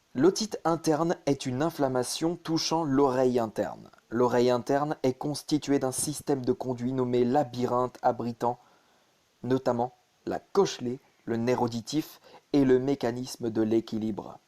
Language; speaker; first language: French; native; French